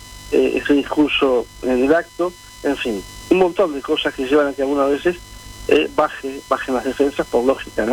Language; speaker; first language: Spanish; native; Spanish